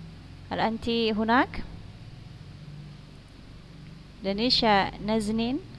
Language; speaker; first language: Arabic; non-native, fluent; Indonesian